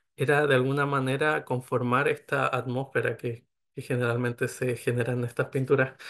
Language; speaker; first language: Spanish; native; Spanish